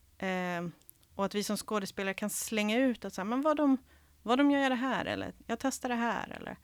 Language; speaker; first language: Swedish; early bilingual, other home language; Serbian